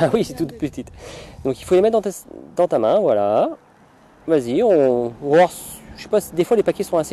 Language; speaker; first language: French; native; French